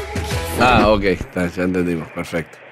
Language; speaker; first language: Spanish; native; Spanish